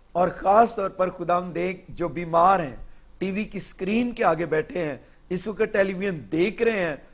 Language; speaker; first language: Urdu; non-native, local second language; Punjabi